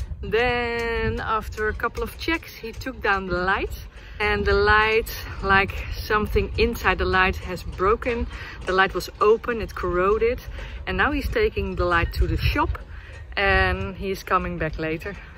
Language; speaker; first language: English; non-native, fluent; Dutch